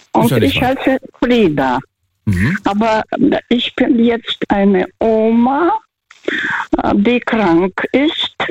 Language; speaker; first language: German; non-native, fluent; Russian